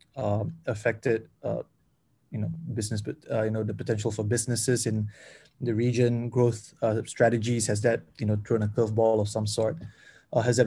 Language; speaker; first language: English; non-native, local second language; Malay